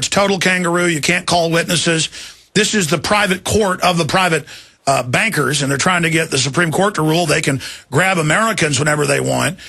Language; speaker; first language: English; native; English